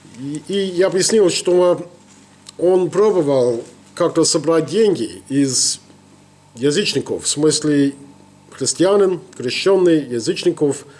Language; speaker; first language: Russian; non-native, learner; English